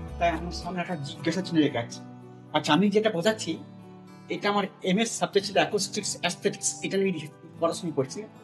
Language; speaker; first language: Bangla; non-native, local second language; Santali